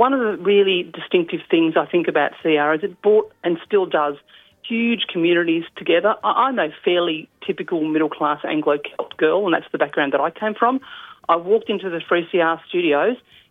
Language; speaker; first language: English; native; English